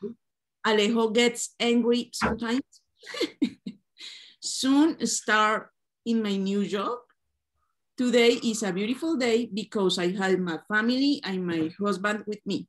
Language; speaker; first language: English; non-native, learner; Spanish